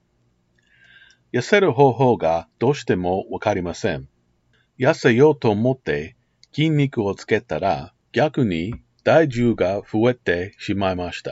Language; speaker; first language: Japanese; non-native, learner; English